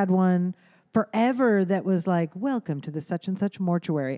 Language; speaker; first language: English; native; English